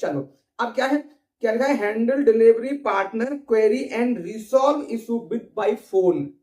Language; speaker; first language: Hindi; native; Hindi